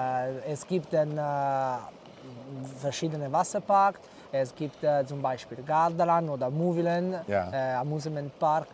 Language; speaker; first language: German; non-native, learner; Italian